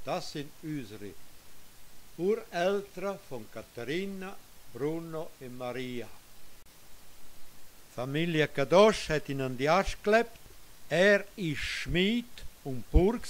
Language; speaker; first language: German; non-native, local second language; Romansh